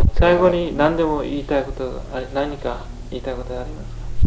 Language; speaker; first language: Japanese; early bilingual, heritage; Japanese